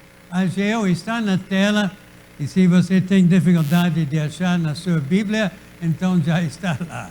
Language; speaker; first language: Portuguese; native; Portuguese